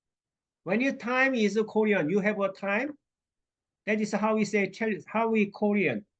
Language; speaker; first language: English; non-native, learner; Korean